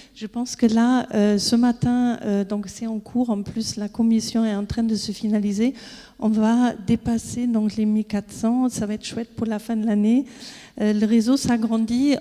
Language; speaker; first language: French; non-native, fluent; German